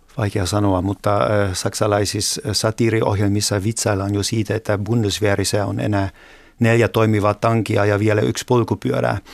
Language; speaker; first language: Finnish; non-native, fluent; German